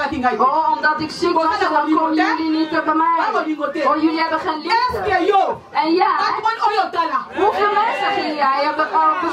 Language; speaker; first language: Dutch; non-native, fluent; Lingala